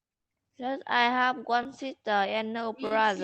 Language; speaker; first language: English; non-native, learner; Vietnamese